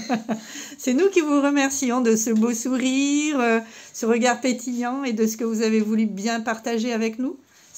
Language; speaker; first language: French; native; French